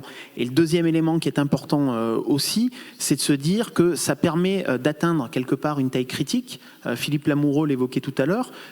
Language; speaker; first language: French; native; French